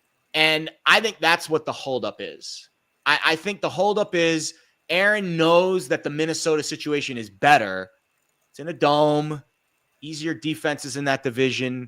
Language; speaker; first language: English; native; English